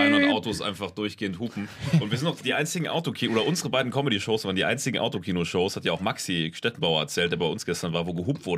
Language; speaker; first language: German; native; German